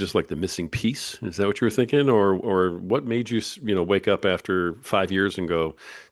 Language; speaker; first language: English; native; English